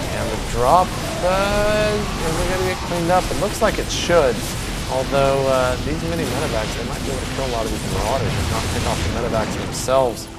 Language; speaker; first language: English; native; English